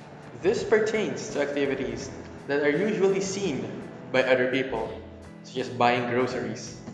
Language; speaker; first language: English; non-native, local second language; Filipino